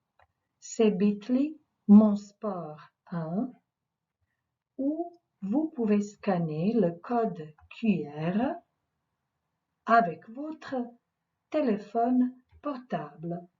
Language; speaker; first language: French; non-native, fluent; Croatian